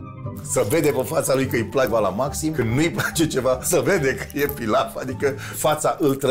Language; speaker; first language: Romanian; native; Romanian